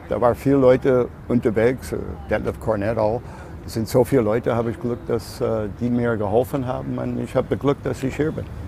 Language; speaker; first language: German; non-native, learner; English